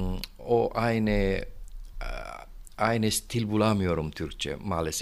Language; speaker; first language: Turkish; non-native, fluent; Romanian